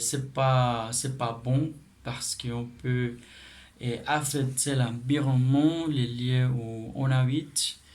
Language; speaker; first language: French; non-native, learner; Spanish